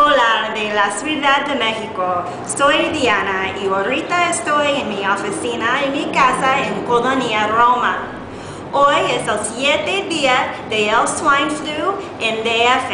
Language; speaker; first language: Spanish; non-native, learner; English